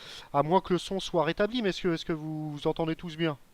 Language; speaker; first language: French; native; French